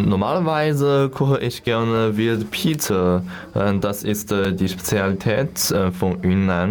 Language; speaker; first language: German; non-native, learner; Chinese